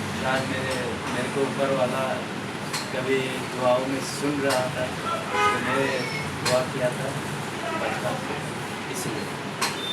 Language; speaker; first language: Hindi; non-native, learner; Persian